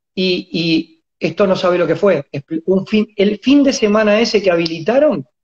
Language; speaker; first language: Spanish; native; Spanish